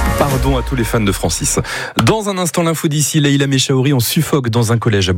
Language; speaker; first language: French; native; French